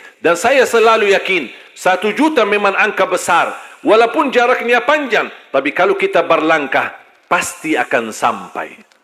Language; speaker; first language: Malay; non-native, fluent; Arabic